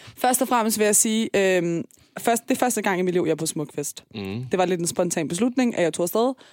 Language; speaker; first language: Danish; early bilingual, other home language; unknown